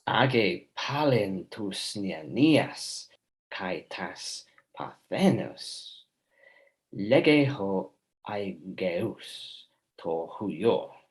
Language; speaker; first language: Greek; non-native, fluent; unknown